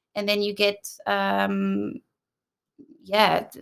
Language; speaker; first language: English; native; English